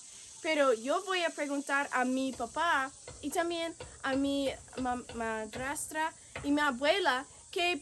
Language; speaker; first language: Spanish; non-native, fluent; English